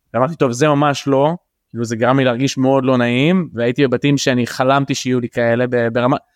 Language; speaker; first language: Hebrew; native; Hebrew